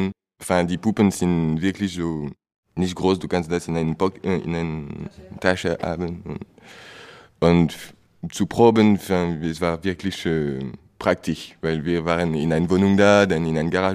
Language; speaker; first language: German; non-native, learner; French